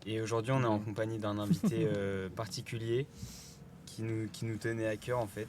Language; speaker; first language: French; native; French